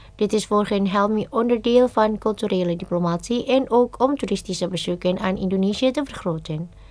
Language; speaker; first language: Dutch; non-native, fluent; Indonesian